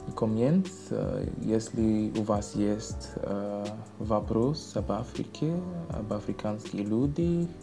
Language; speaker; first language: Russian; non-native, learner; English